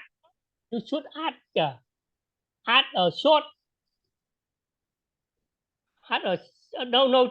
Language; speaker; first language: English; non-native, learner; Vietnamese